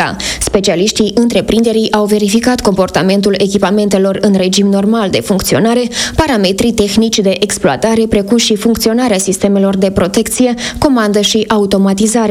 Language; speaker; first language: Romanian; native; Romanian